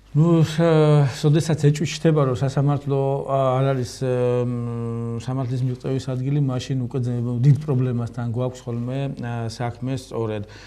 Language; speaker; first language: Georgian; native; Georgian